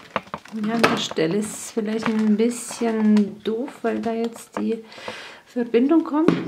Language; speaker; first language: German; native; German